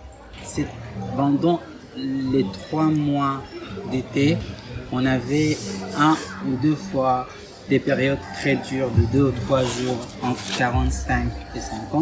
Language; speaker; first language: French; non-native, fluent; Arabic